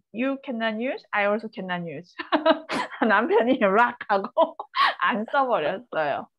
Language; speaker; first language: Korean; native; Korean